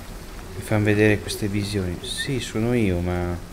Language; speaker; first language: Italian; native; Italian